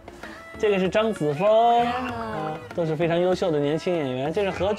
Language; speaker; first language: Chinese; native; Chinese